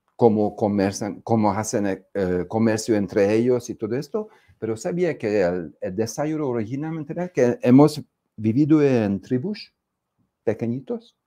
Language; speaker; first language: Spanish; non-native, fluent; Hungarian